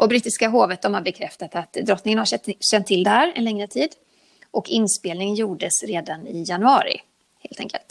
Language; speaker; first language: Swedish; native; Swedish